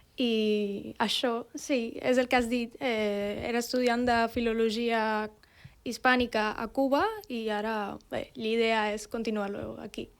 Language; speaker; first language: Catalan; non-native, fluent; Spanish